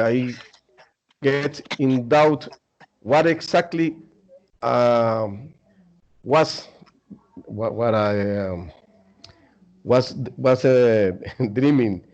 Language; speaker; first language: English; non-native, learner; Spanish